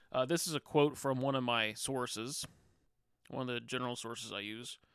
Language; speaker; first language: English; native; English